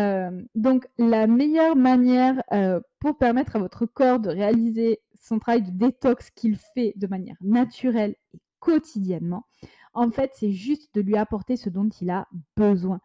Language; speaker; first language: French; native; French